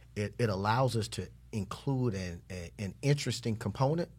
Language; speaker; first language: English; native; English